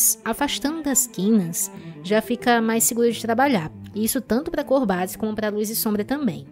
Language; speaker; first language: Portuguese; native; Portuguese